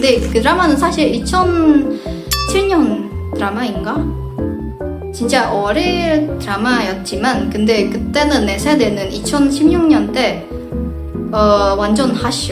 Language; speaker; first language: Korean; non-native, fluent; Indonesian